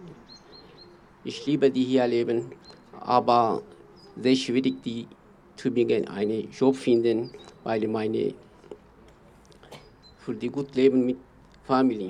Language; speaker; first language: German; non-native, learner; Kurdish